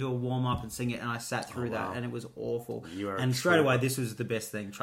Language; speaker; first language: English; native; English